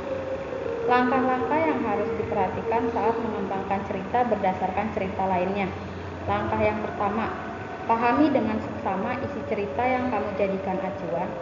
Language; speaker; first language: Indonesian; native; Indonesian